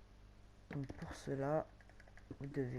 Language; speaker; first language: French; native; French